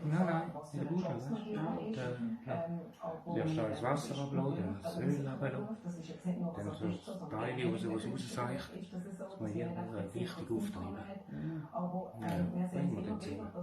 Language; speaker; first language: German; native; German